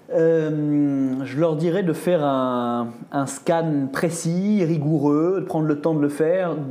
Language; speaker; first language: French; native; French